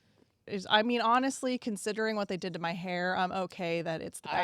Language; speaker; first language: English; native; English